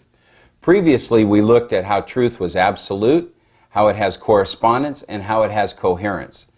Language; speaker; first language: English; native; English